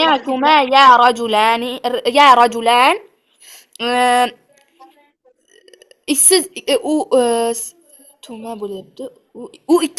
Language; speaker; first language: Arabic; non-native, learner; Uzbek